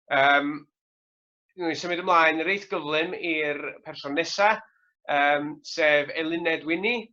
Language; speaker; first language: Welsh; native; Welsh